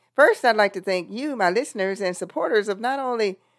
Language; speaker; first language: English; native; English